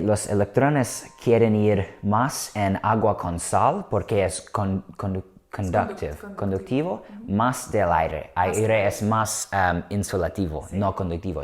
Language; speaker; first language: Spanish; non-native, learner; English